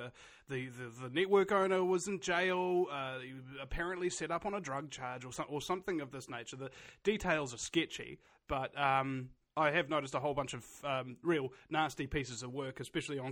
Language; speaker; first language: English; native; English